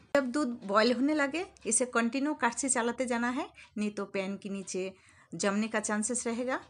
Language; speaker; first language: Hindi; non-native, local second language; Bangla